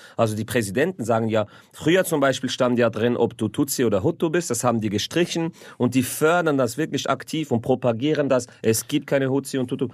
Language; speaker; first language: German; native; German